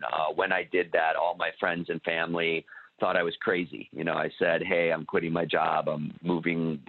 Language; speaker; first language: English; native; English